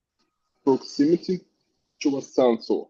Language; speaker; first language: English; non-native, learner; Portuguese